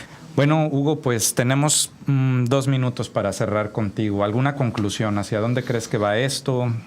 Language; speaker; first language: Spanish; native; Spanish